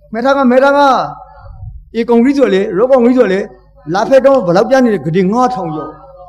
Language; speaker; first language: Burmese; native; Burmese